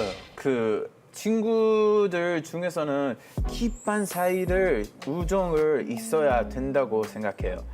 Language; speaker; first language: Korean; non-native, fluent; Hebrew